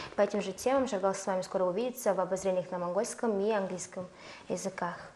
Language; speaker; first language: Russian; non-native, fluent; Mongolian